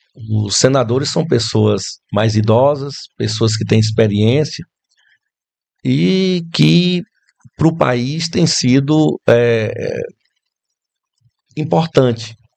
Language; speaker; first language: Portuguese; native; Portuguese